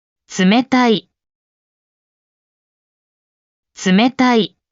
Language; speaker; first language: Japanese; native; Japanese